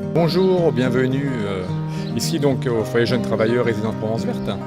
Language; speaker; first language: French; native; French